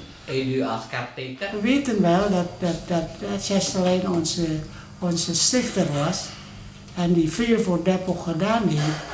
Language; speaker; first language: Dutch; non-native, fluent; Indonesian